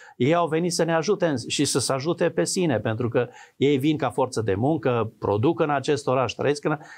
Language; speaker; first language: Romanian; native; Romanian